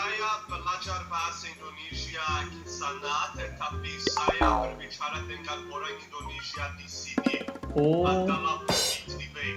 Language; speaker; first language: Indonesian; non-native, learner; English